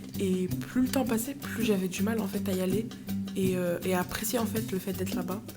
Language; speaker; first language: French; native; French